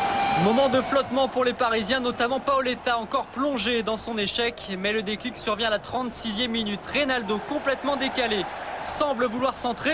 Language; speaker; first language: French; native; French